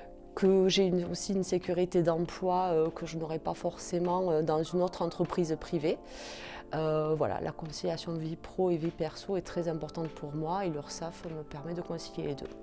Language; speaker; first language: French; native; French